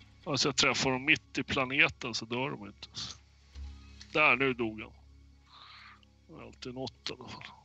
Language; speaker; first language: Swedish; native; Swedish